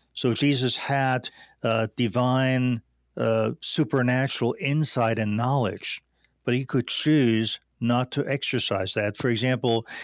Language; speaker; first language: English; non-native, fluent; German